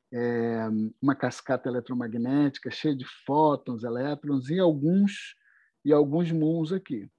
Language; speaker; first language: Portuguese; native; Portuguese